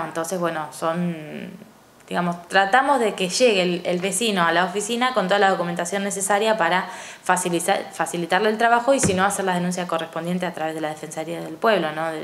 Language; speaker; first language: Spanish; native; Spanish